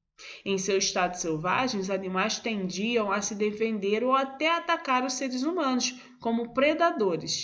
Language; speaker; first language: Portuguese; native; Portuguese